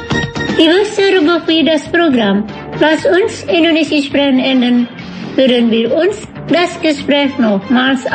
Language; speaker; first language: German; non-native, fluent; Indonesian